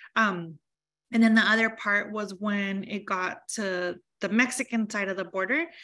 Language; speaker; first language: English; early bilingual, other home language; Spanish